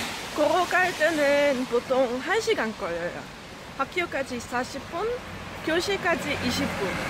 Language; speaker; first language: Korean; non-native, learner; Dutch